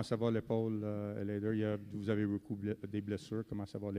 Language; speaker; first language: French; native; French